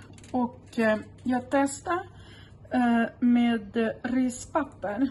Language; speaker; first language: Swedish; non-native, local second language; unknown